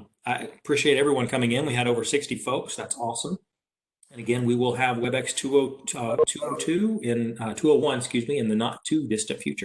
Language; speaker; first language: English; native; English